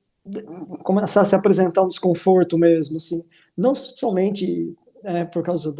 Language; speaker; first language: Portuguese; native; Portuguese